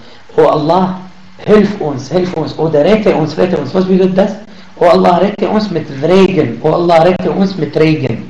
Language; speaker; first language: German; non-native, learner; Arabic